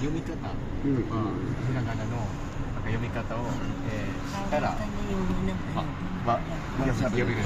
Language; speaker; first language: Japanese; non-native, fluent; Filipino